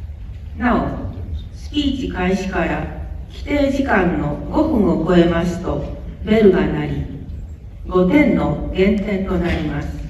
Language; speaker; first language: Japanese; native; Japanese